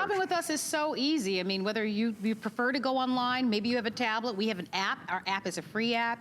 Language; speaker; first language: English; native; English